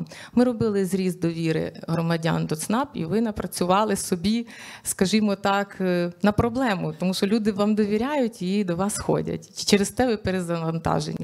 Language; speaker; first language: Ukrainian; native; Ukrainian